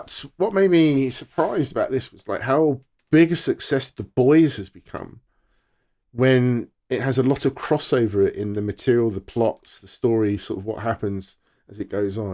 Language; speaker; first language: English; native; English